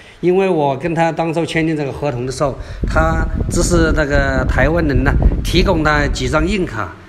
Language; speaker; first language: Chinese; native; Chinese